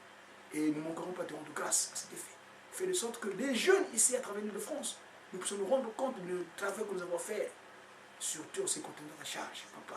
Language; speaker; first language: French; non-native, local second language; Kongo